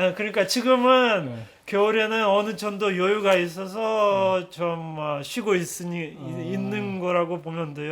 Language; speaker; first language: Korean; non-native, fluent; Russian